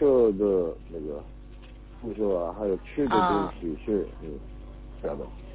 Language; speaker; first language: Chinese; non-native, learner; Korean